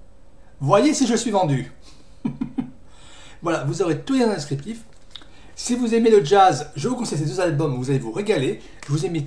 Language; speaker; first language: French; native; French